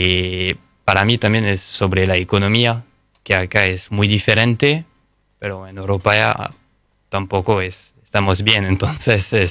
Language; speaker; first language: Spanish; non-native, fluent; French